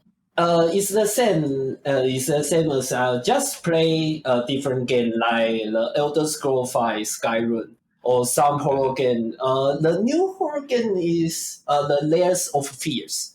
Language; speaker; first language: English; non-native, learner; Chinese